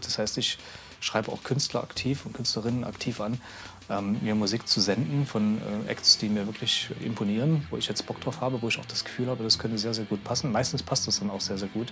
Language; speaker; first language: German; native; German